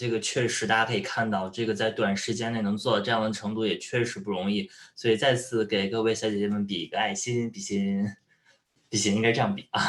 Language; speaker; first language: Chinese; native; Chinese